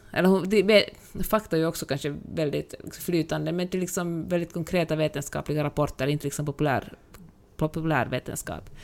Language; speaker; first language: Swedish; native; Swedish